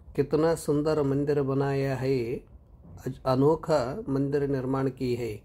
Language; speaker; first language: Hindi; non-native, local second language; Kannada